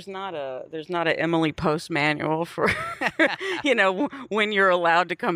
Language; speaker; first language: English; native; English